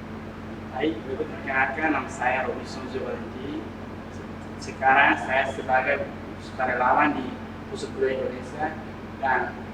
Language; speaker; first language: Indonesian; non-native, fluent; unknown